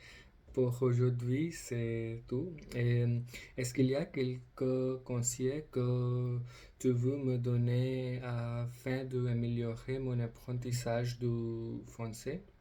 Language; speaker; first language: French; non-native, learner; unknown